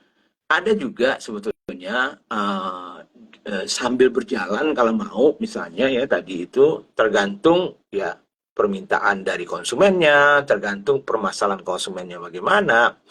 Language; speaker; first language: Indonesian; native; Indonesian